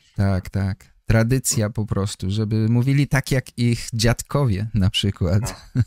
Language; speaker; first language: Polish; native; Polish